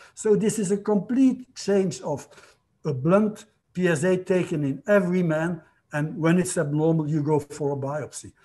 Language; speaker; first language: English; non-native, fluent; Dutch